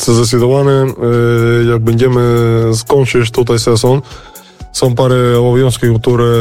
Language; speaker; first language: Polish; non-native, fluent; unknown